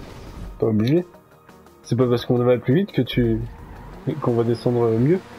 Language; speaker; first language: French; native; French